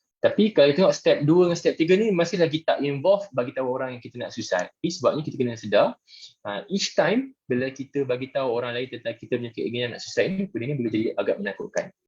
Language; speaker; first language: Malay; native; Malay